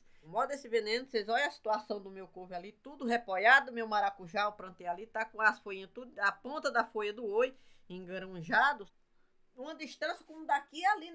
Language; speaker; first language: Portuguese; native; Portuguese